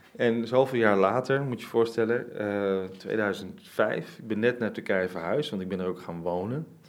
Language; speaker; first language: Dutch; native; Dutch